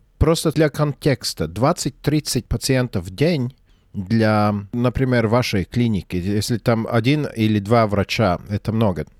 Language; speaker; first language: Russian; non-native, local second language; Latvian